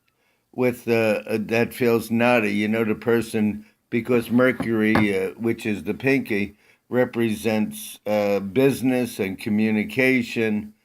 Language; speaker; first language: English; native; English